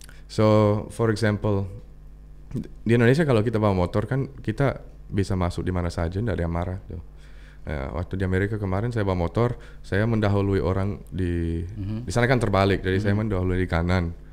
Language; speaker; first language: Indonesian; non-native, fluent; English